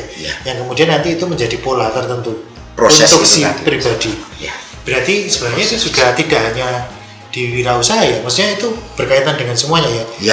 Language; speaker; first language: Indonesian; non-native, local second language; Javanese